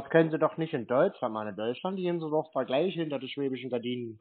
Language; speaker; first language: German; native; German